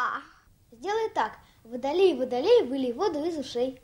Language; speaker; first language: Russian; native; Russian